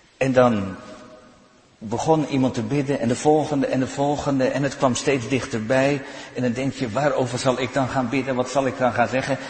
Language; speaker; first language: Dutch; native; Dutch